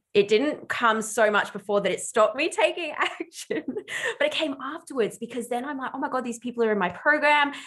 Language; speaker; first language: English; native; English